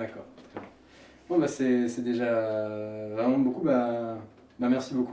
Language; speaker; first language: French; native; French